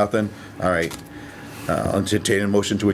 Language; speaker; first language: English; native; English